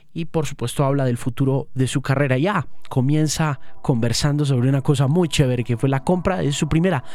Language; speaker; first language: Spanish; native; Spanish